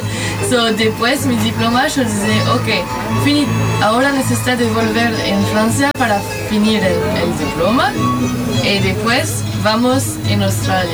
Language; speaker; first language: Spanish; non-native, learner; French